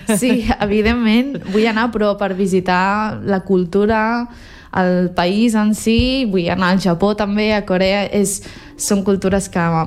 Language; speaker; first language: Catalan; early bilingual, heritage; Catalan